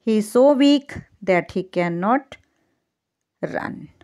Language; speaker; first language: English; non-native, local second language; Punjabi